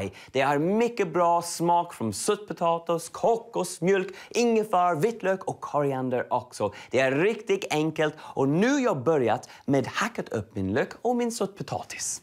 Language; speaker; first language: Swedish; non-native, learner; English